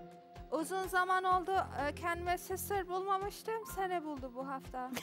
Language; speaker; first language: Turkish; non-native, learner; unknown